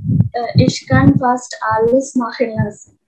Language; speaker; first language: German; non-native, learner; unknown